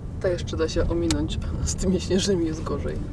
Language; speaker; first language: Polish; native; Polish